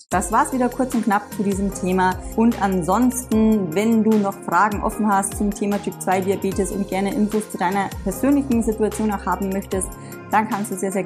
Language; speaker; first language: German; native; German